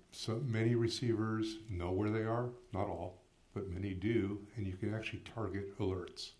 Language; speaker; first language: English; native; English